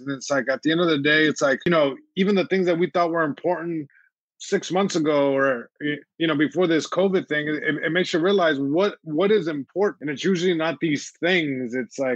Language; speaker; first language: English; early bilingual, other home language; Spanish